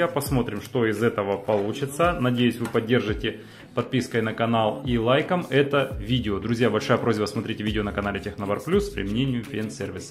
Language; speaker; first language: Russian; native; Russian